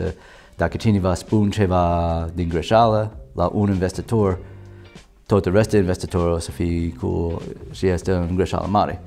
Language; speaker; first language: Romanian; non-native, learner; English